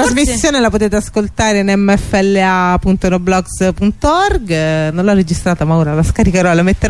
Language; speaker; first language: Italian; native; Italian